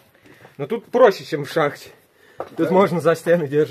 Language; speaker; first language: Russian; native; Russian